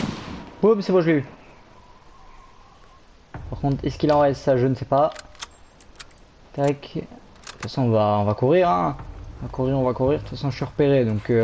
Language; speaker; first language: French; native; French